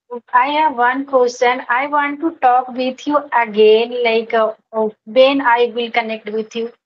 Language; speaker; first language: English; non-native, learner; Hindi